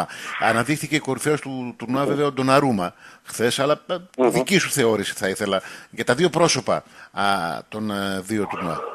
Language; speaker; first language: Greek; native; Greek